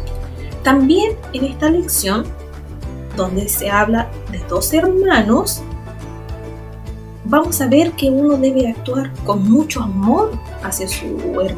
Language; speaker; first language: Spanish; native; Spanish